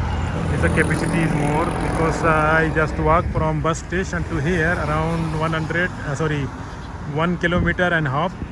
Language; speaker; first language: English; non-native, learner; Urdu